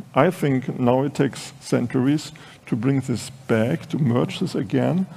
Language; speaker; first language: English; non-native, fluent; German